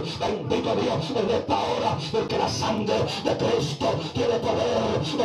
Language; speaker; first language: Spanish; native; Spanish